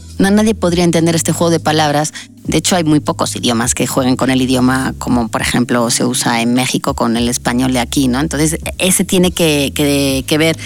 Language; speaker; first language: Spanish; native; Spanish